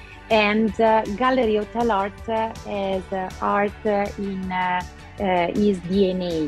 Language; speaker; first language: English; non-native, local second language; Italian